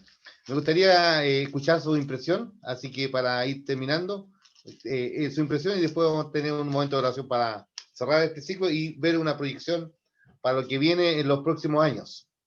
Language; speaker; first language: Spanish; native; Spanish